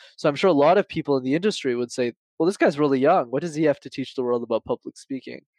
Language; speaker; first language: English; native; English